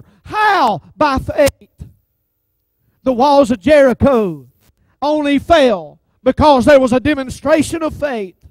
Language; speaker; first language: English; native; English